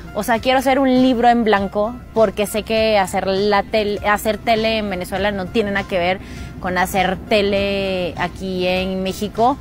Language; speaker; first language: Spanish; native; Spanish